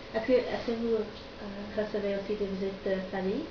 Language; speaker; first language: French; non-native, learner; English